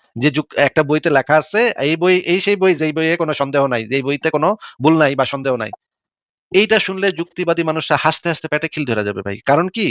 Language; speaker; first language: Bangla; native; Bangla